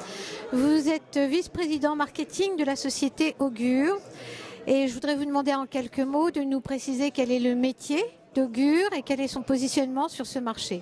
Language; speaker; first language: French; native; French